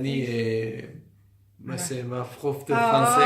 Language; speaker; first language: French; non-native, learner; Georgian